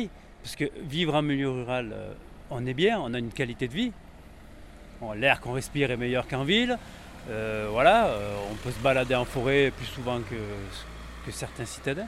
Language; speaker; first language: French; native; French